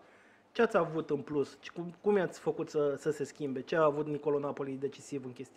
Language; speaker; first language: Romanian; native; Romanian